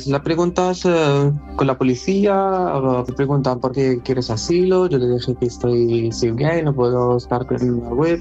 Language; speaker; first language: Spanish; non-native, learner; Arabic